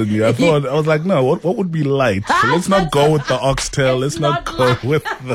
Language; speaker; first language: English; non-native, local second language; Xhosa